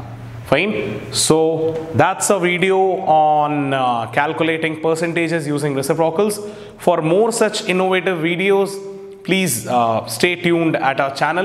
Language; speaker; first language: English; non-native, local second language; Hindi